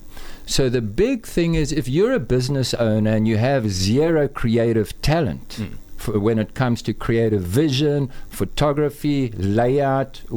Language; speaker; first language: English; native; English